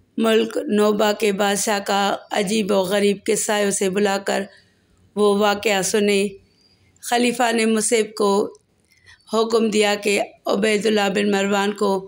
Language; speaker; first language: Urdu; native; Urdu